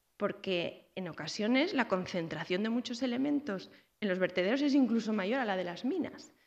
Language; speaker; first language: Spanish; native; Spanish